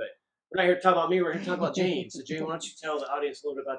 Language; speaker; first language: English; native; English